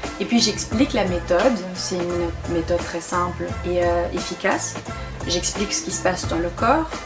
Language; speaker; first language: French; non-native, fluent; German